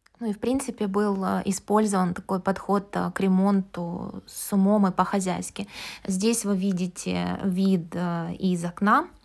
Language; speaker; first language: Russian; native; Russian